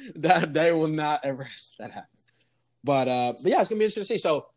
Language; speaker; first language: English; native; English